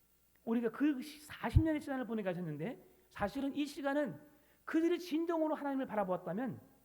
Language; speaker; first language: Korean; native; Korean